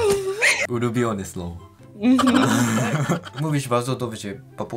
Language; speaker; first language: Polish; non-native, learner; Japanese